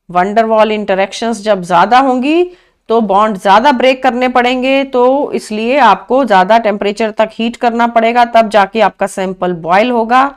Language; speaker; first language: Hindi; native; Hindi